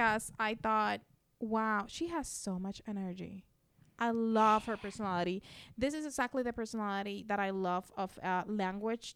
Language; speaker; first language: English; non-native, fluent; Spanish